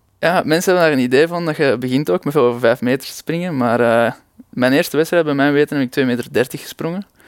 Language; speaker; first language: Dutch; native; Dutch